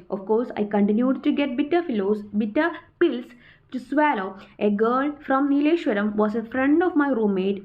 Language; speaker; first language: English; non-native, local second language; Malayalam